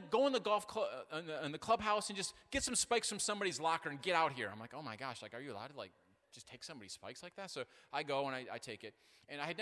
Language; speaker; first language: English; native; English